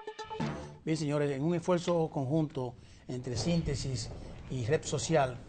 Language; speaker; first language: Spanish; native; Spanish